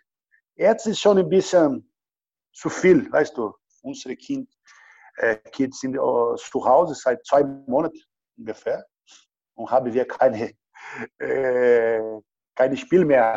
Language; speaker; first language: German; non-native, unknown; Portuguese